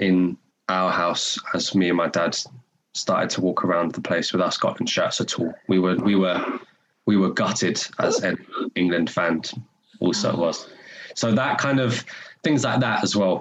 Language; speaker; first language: English; native; English